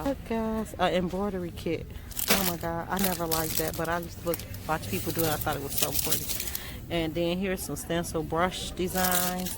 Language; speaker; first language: English; native; English